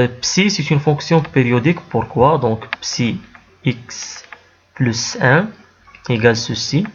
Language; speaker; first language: French; non-native, local second language; Arabic